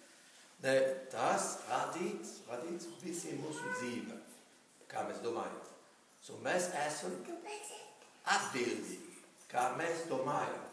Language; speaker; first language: Latvian; non-native, learner; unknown